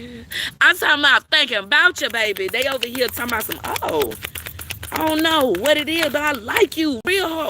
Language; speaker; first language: English; native; English